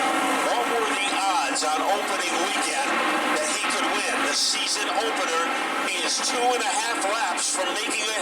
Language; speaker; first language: English; native; English